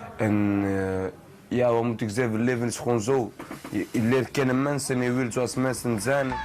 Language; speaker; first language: Dutch; early bilingual, other home language; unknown